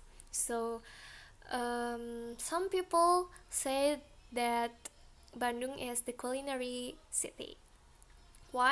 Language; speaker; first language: English; non-native, learner; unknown